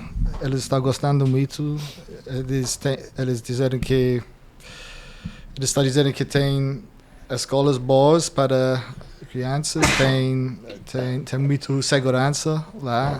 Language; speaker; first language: Portuguese; non-native, fluent; English